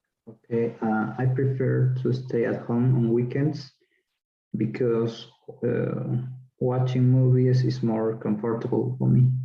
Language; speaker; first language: English; non-native, learner; Spanish